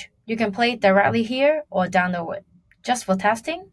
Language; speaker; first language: English; non-native, fluent; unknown